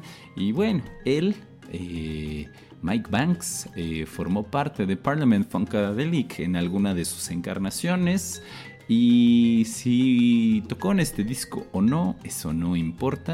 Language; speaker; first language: Spanish; native; Spanish